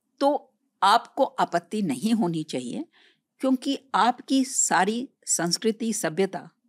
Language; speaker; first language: Hindi; native; Hindi